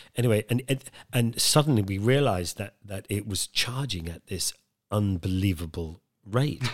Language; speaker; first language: English; native; English